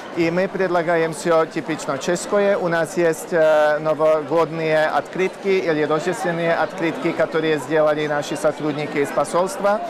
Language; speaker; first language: Russian; non-native, fluent; Czech